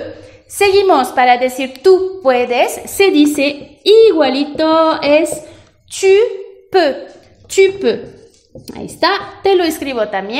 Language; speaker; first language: Spanish; non-native, fluent; French